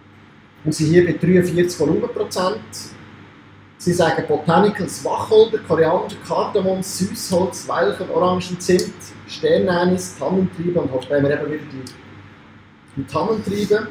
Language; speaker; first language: German; native; German